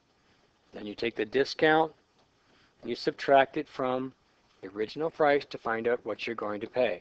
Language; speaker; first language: English; native; English